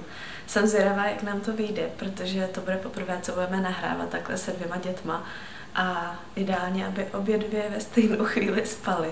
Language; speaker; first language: Czech; native; Czech